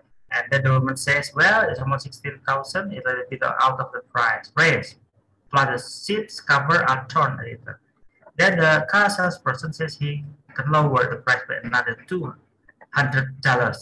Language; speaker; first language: English; non-native, fluent; Indonesian